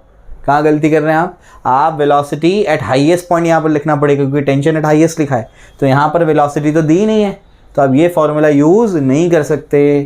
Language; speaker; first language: Hindi; native; Hindi